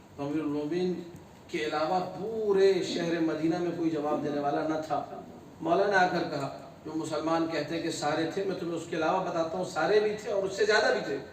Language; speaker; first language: Urdu; native; Urdu